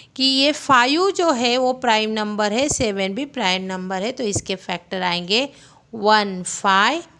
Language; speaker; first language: Hindi; non-native, local second language; Marathi